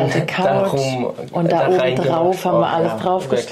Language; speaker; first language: German; native; German